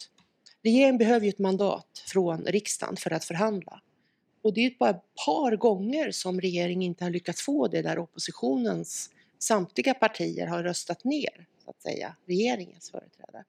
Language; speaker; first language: Swedish; native; Swedish